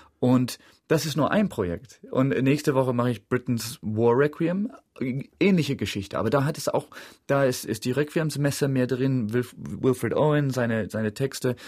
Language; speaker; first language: German; non-native, fluent; English